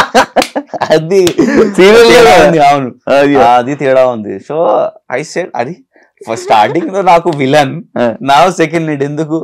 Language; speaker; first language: Telugu; non-native, learner; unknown